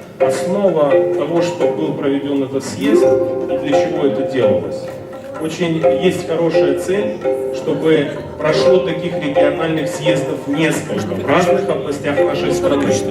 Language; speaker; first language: Russian; native; Russian